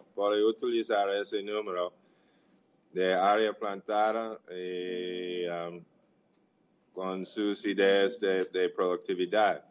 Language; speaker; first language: Portuguese; non-native, learner; English